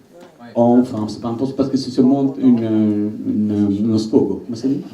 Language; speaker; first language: French; non-native, learner; Italian